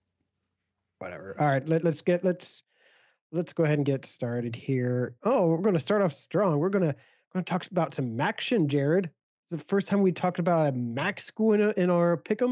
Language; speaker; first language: English; native; English